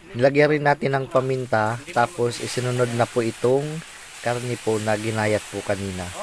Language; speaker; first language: Filipino; non-native, local second language; Bikol